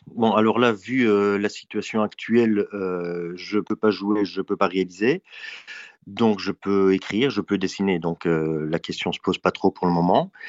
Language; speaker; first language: French; native; French